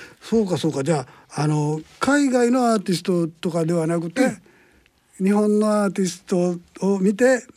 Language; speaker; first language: Japanese; native; Japanese